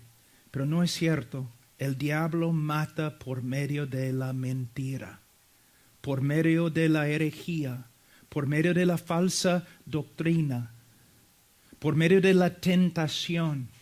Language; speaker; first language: Spanish; non-native, fluent; English